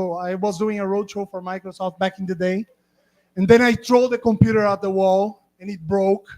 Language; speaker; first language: English; non-native, fluent; Portuguese